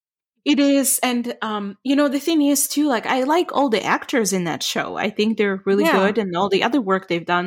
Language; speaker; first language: English; non-native, fluent; Ukrainian